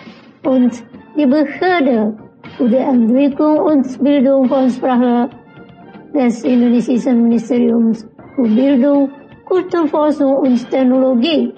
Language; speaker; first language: German; non-native, fluent; Indonesian